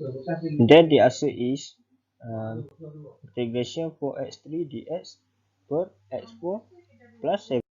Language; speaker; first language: English; non-native, local second language; Malay